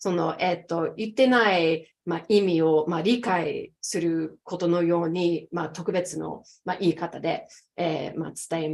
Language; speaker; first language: Japanese; non-native, fluent; English